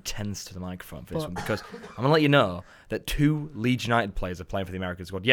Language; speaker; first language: English; native; English